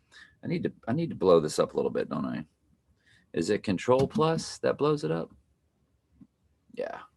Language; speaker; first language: English; native; English